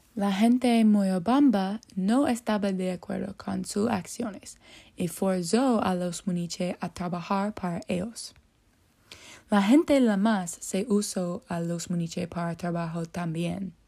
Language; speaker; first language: Spanish; non-native, learner; English